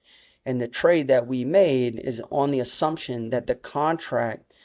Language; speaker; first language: English; native; English